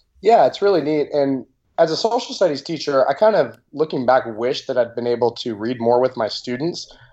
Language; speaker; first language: English; native; English